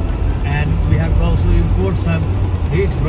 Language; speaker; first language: English; non-native, local second language; Hindi